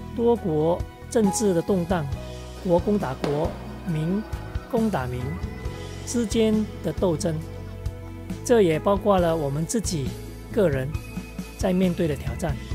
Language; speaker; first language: Chinese; native; Chinese